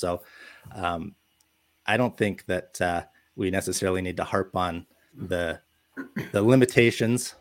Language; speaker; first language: English; native; English